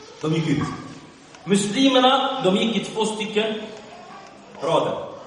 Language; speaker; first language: Swedish; early bilingual, other home language; Arabic